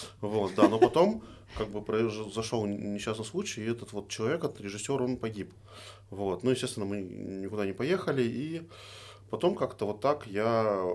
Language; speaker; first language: Russian; native; Russian